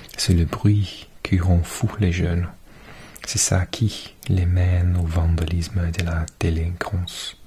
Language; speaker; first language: French; non-native, fluent; English